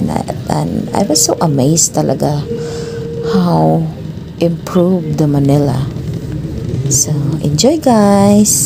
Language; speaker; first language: English; non-native, local second language; Filipino